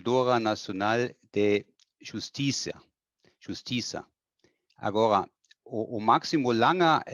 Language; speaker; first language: Portuguese; non-native, fluent; German